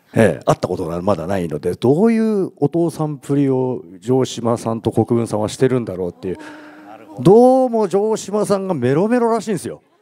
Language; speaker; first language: Japanese; native; Japanese